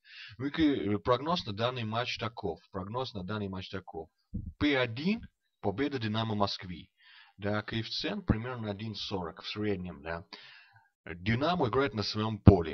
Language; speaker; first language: Russian; non-native, fluent; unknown